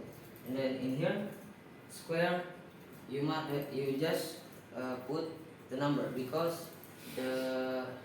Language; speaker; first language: English; non-native, learner; Indonesian